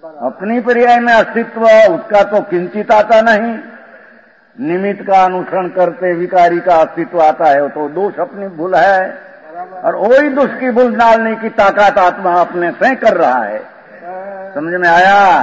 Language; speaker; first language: Hindi; non-native, local second language; Gujarati